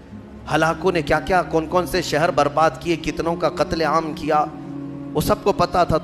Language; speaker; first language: Urdu; native; Urdu